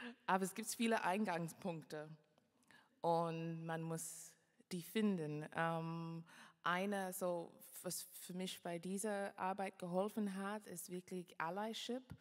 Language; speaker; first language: German; non-native, fluent; English